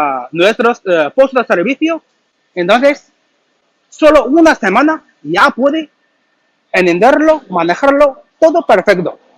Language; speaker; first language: Spanish; non-native, learner; Chinese